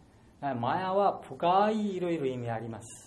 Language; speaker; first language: Japanese; non-native, learner; Bangla